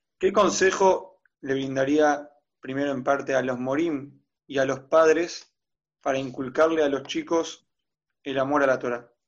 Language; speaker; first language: Spanish; native; Spanish